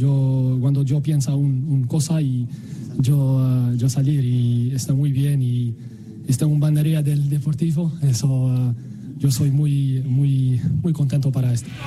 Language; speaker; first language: Spanish; non-native, learner; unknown